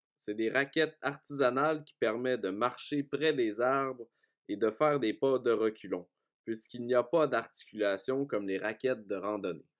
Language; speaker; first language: French; native; French